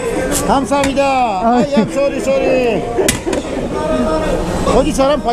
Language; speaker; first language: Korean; non-native, learner; Turkish